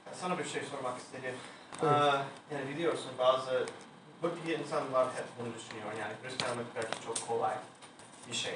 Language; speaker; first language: Turkish; non-native, fluent; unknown